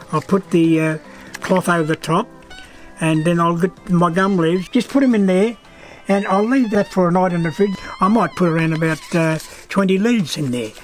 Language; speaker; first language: English; native; English